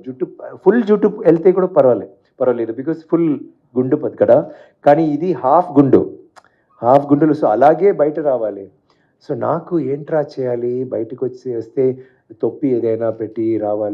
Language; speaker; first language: Telugu; non-native, fluent; Tamil